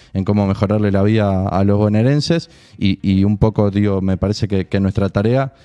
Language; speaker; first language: Spanish; native; Spanish